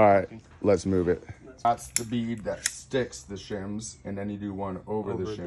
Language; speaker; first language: English; native; English